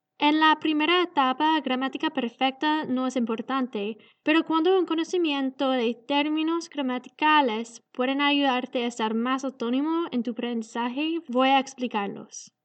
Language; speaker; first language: Spanish; non-native, learner; English